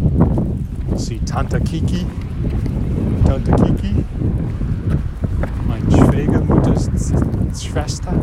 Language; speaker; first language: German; non-native, learner; English